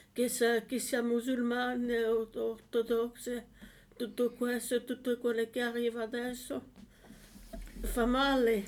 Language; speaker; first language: Italian; non-native, learner; French